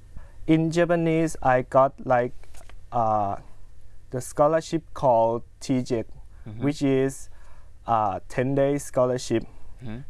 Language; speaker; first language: English; non-native, fluent; Thai